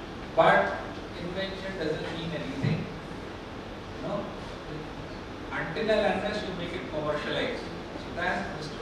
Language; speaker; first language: English; non-native, local second language; Hindi